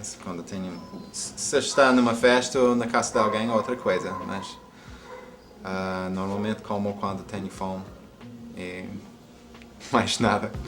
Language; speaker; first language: Portuguese; non-native, fluent; English